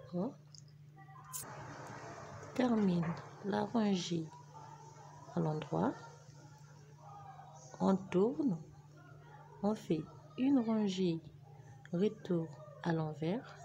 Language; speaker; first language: French; native; French